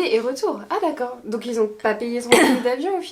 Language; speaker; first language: French; native; French